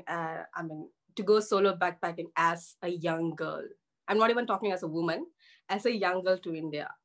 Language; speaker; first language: English; non-native, local second language; Telugu